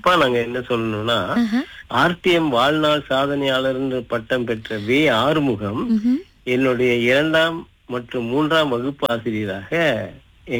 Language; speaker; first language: Tamil; early bilingual, heritage; Tamil